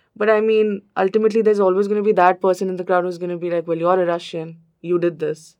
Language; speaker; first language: English; non-native, local second language; Hindi